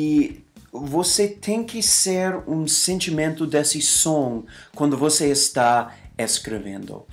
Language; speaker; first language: Portuguese; non-native, fluent; English